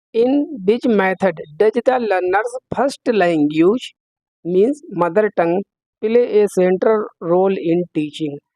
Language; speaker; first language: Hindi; native; Hindi